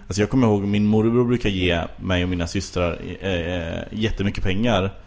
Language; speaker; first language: Swedish; native; Swedish